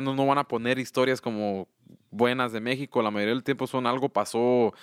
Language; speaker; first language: Spanish; early bilingual, heritage; Spanish